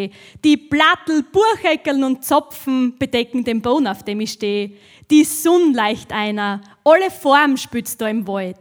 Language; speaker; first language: German; native; German